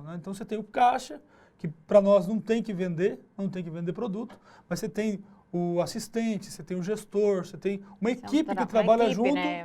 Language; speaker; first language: Portuguese; native; Portuguese